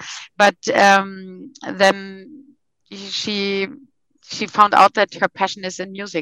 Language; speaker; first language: English; non-native, fluent; German